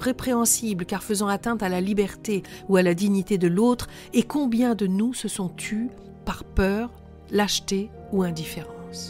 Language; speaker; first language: French; native; French